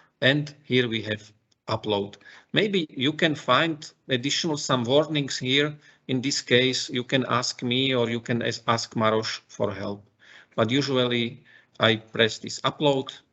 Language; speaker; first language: English; non-native, fluent; Slovak